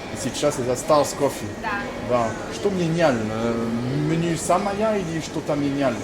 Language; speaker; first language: Russian; non-native, learner; French